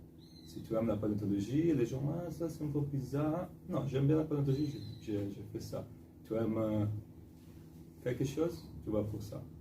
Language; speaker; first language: French; non-native, fluent; Italian